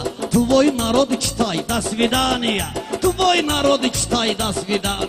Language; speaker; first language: Russian; non-native, learner; Talysh